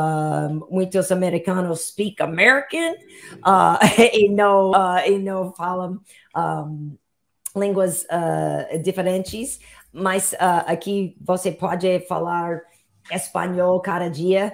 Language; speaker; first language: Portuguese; non-native, learner; English